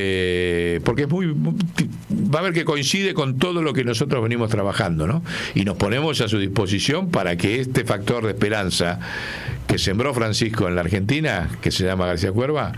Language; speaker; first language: Spanish; native; Spanish